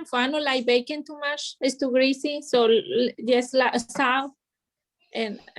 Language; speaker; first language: English; non-native, learner; Spanish